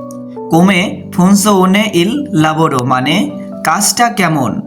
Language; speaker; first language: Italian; non-native, fluent; Bangla